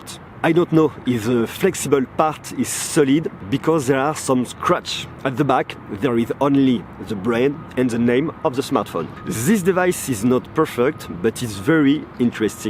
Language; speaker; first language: English; non-native, fluent; French